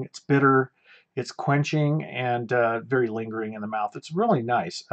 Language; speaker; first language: English; native; English